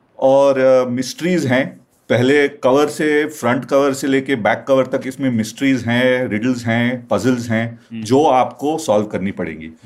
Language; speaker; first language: Hindi; non-native, local second language; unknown